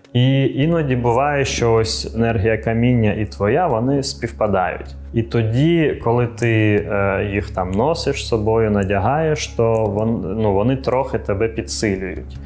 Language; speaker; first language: Ukrainian; non-native, local second language; Crimean Tatar